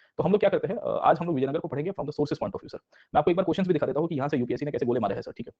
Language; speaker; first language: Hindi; non-native, local second language; Gujarati